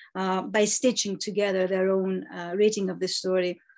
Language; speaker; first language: English; non-native, fluent; Greek